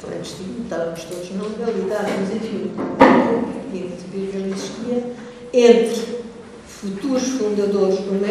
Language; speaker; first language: Portuguese; native; Portuguese